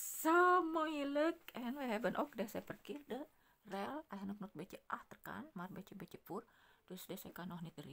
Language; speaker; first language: Dutch; non-native, learner; Indonesian